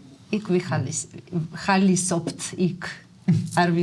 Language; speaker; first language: Georgian; non-native, fluent; Russian